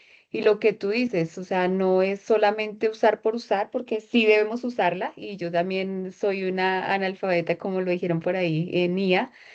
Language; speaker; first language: Spanish; native; Spanish